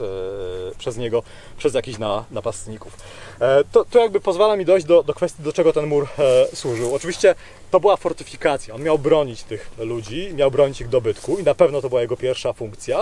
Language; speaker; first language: Polish; native; Polish